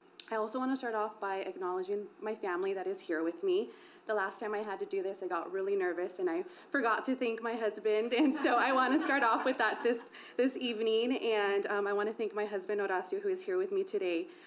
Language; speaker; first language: English; early bilingual, other home language; Spanish